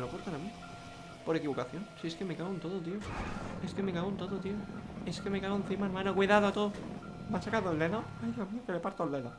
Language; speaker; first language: Spanish; native; Spanish